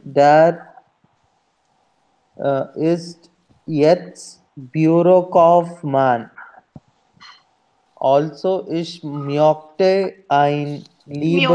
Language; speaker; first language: German; non-native, learner; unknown